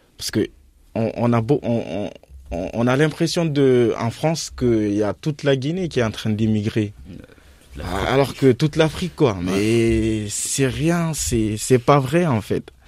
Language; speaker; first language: French; non-native, local second language; Fula